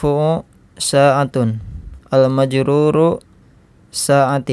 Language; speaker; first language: Arabic; non-native, learner; Indonesian